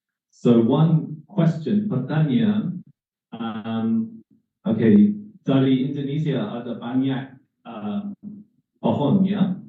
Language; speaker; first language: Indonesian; non-native, learner; English